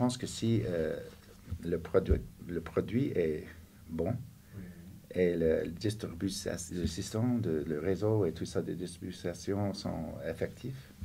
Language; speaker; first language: French; non-native, fluent; English